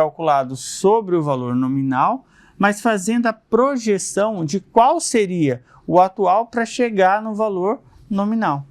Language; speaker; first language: Portuguese; native; Portuguese